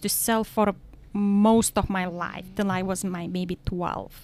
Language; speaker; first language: English; non-native, fluent; Lithuanian